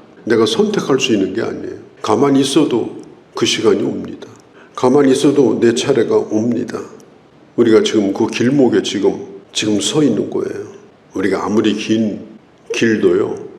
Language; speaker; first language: Korean; native; Korean